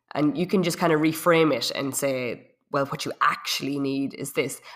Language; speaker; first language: English; native; English